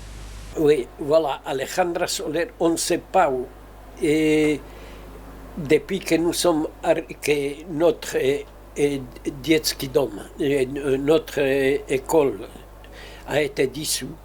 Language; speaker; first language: French; non-native, fluent; Spanish